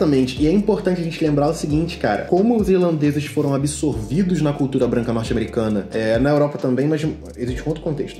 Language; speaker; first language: Portuguese; native; Portuguese